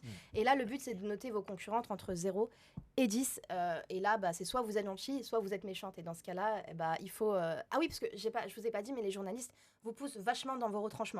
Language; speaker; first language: French; native; French